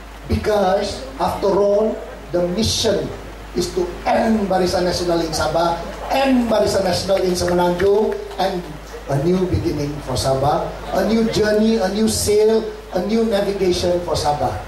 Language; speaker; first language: English; non-native, local second language; Central Dusun